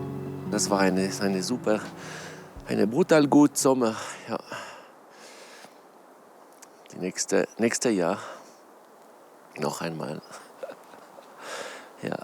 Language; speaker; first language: German; non-native, learner; French